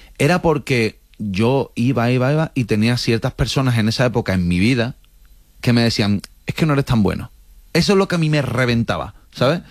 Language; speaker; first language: Spanish; native; Spanish